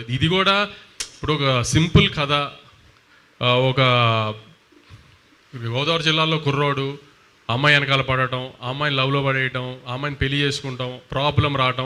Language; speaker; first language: Telugu; native; Telugu